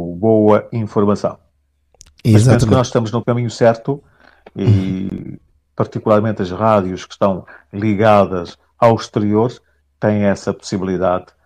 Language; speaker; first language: Portuguese; non-native, local second language; Kabuverdianu